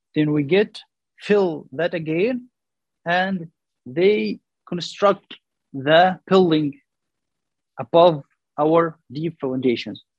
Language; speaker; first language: English; non-native, learner; Arabic